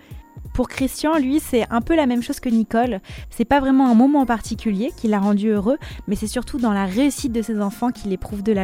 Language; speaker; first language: French; native; French